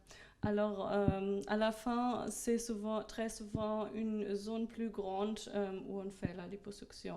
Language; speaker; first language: French; non-native, fluent; German